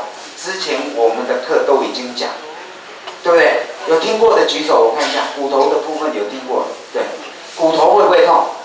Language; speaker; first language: Chinese; native; Chinese